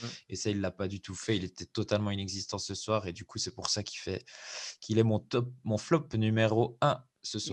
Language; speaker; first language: French; native; French